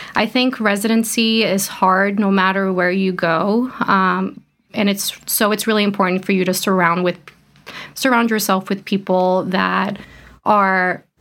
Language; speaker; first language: English; early bilingual, other home language; Portuguese